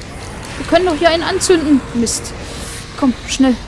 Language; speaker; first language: German; native; German